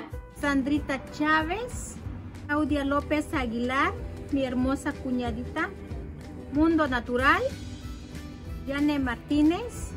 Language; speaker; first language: Spanish; native; Spanish